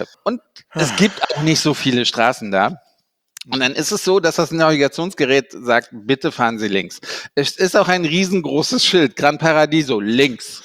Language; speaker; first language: German; native; German